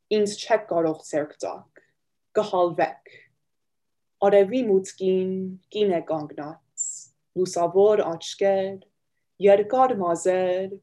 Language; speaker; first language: Armenian; early bilingual, heritage; Armenian